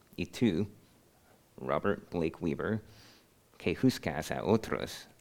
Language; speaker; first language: Spanish; non-native, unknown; English